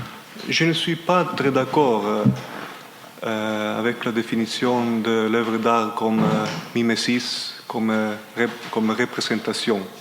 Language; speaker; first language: French; non-native, fluent; Italian